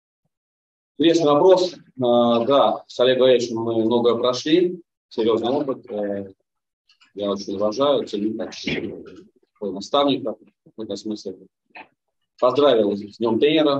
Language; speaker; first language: Russian; native; Russian